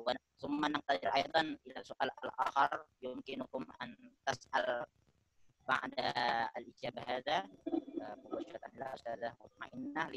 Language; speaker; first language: Arabic; non-native, learner; Indonesian